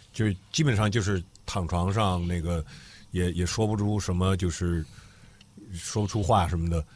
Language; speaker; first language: Chinese; non-native, fluent; English